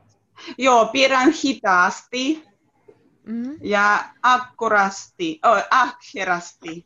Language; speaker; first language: Finnish; non-native, learner; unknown